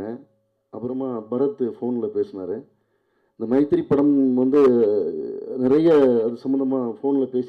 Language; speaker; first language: Tamil; native; Tamil